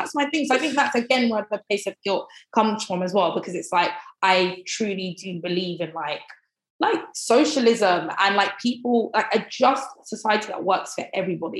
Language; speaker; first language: English; native; English